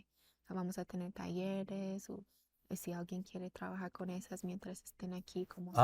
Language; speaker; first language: Spanish; non-native, fluent; English